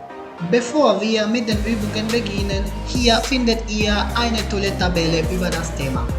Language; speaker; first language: German; non-native, fluent; Spanish